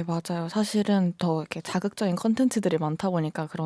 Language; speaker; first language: Korean; native; Korean